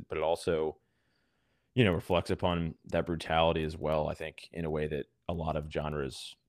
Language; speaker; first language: English; native; English